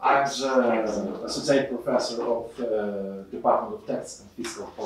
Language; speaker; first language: English; non-native, learner; Ukrainian